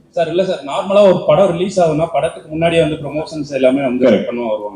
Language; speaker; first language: Tamil; native; Tamil